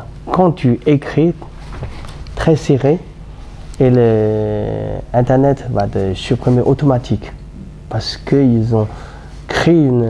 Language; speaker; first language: French; non-native, learner; Chinese